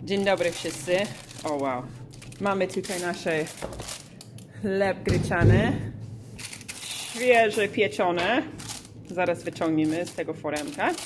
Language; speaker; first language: Polish; non-native, learner; English